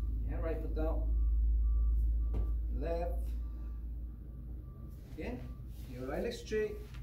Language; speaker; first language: English; non-native, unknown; Korean